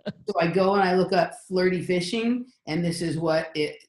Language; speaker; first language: English; native; English